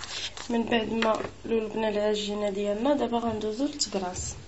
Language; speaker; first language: Arabic; native; Arabic